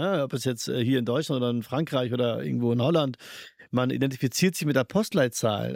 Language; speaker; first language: German; early bilingual, other home language; Urdu